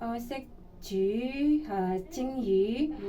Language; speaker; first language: Cantonese; non-native, fluent; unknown